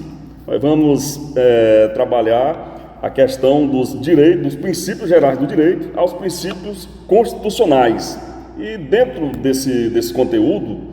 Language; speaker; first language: Portuguese; native; Portuguese